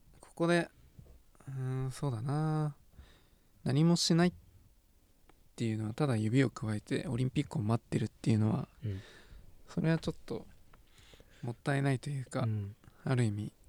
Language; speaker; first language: Japanese; native; Japanese